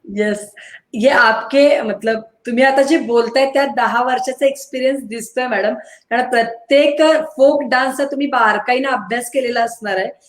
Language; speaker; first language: Marathi; native; Marathi